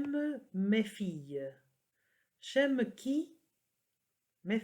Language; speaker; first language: French; non-native, fluent; Spanish